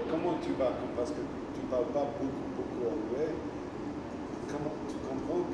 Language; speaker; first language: French; non-native, fluent; English